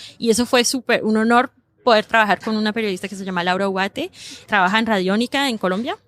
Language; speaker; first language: Spanish; early bilingual, heritage; Spanish